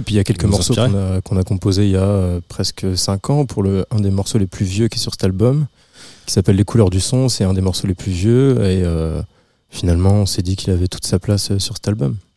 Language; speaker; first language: French; native; French